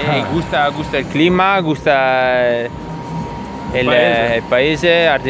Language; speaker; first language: Spanish; non-native, learner; Italian